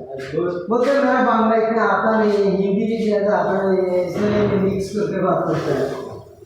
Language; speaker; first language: Hindi; non-native, learner; Bangla